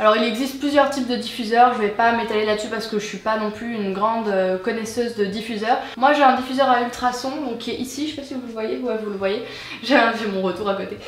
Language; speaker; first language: French; native; French